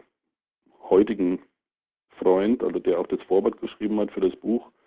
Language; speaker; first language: German; native; German